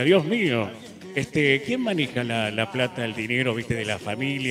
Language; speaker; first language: Spanish; native; Spanish